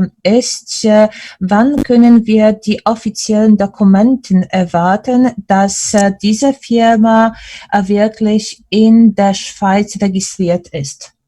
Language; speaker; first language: German; non-native, fluent; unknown